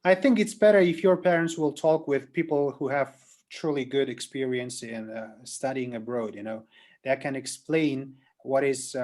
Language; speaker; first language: English; non-native, fluent; Kazakh